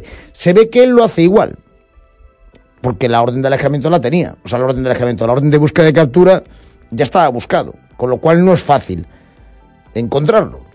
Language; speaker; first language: Spanish; native; Spanish